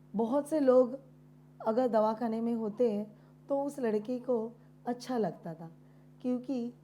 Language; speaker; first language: Hindi; non-native, local second language; Marathi